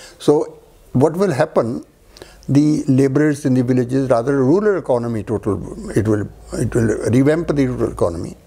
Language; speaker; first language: English; non-native, local second language; Punjabi